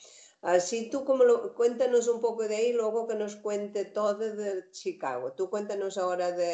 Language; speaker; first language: Spanish; native; Spanish